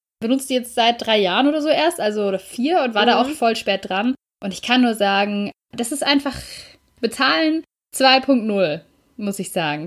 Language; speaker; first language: German; native; German